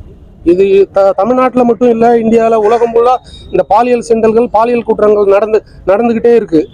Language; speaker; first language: Tamil; native; Tamil